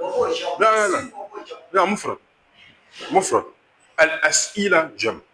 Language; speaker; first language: Arabic; non-native, fluent; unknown